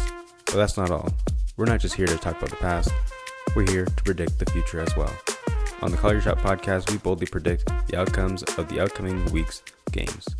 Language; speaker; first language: English; native; English